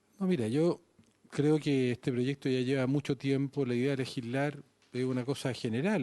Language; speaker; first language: Spanish; native; Spanish